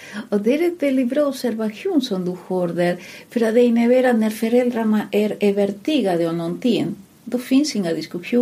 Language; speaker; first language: Swedish; non-native, fluent; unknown